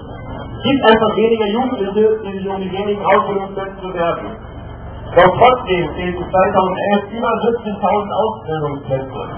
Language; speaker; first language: German; native; German